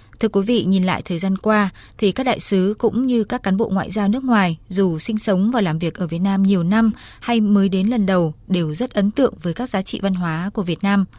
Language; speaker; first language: Vietnamese; native; Vietnamese